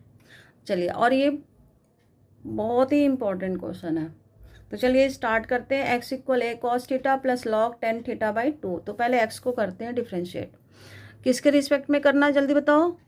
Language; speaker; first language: Hindi; native; Hindi